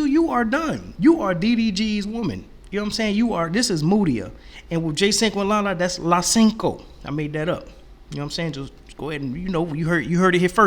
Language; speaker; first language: English; native; English